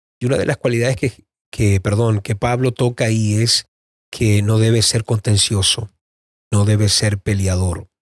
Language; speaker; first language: Spanish; native; Spanish